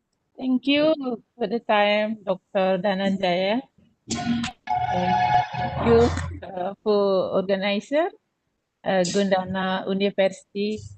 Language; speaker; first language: English; non-native, learner; Indonesian